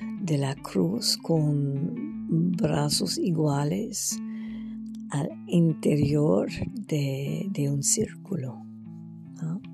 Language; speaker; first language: Spanish; non-native, fluent; French